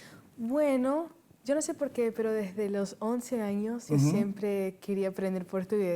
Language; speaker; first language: Spanish; early bilingual, heritage; Spanish